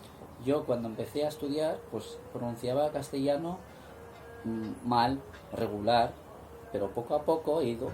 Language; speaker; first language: Spanish; non-native, fluent; Arabic